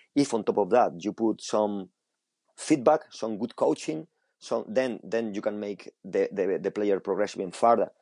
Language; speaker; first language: English; non-native, fluent; Spanish